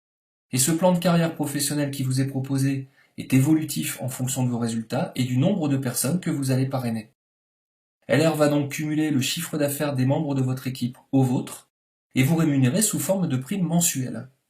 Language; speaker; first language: French; native; French